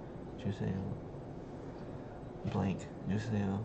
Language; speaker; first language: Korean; non-native, learner; English